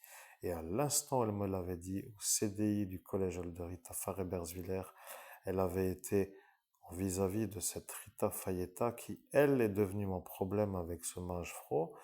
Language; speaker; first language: French; native; French